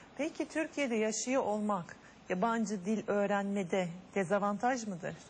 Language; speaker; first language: Turkish; native; Turkish